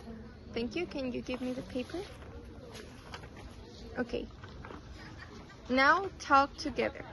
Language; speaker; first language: English; non-native, fluent; Spanish